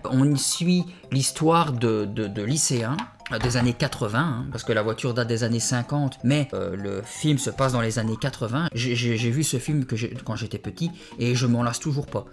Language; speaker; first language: French; native; French